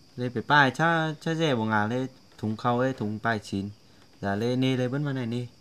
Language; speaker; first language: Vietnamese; non-native, local second language; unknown